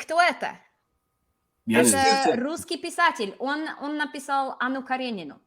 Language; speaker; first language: Russian; non-native, fluent; English